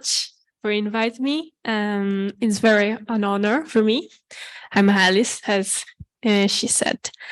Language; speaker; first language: English; non-native, fluent; Italian